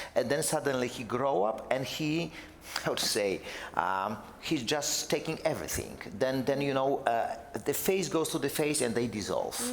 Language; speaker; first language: English; non-native, fluent; Polish